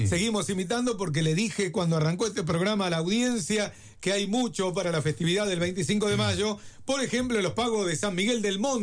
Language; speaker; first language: Spanish; native; Spanish